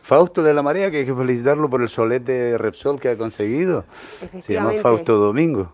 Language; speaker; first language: Spanish; native; Spanish